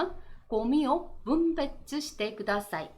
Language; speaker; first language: Japanese; non-native, fluent; Korean